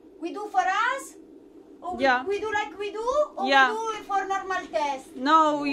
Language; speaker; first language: English; non-native, learner; Italian